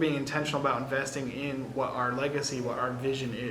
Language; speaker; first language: English; native; English